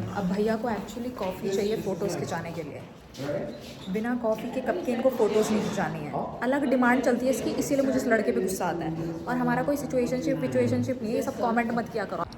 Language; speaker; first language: Hindi; native; Hindi